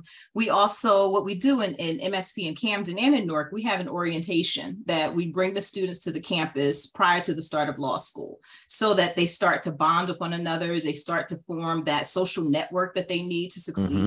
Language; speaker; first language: English; native; English